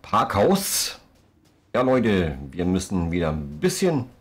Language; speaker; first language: German; native; German